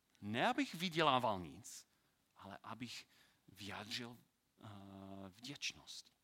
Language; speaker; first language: Czech; non-native, learner; English